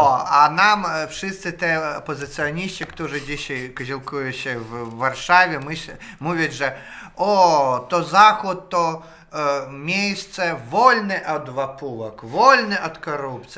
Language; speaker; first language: Polish; non-native, fluent; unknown